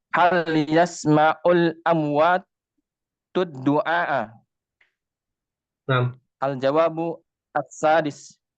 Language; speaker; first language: Arabic; non-native, learner; Indonesian